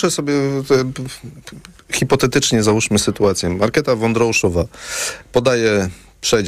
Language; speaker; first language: Polish; native; Polish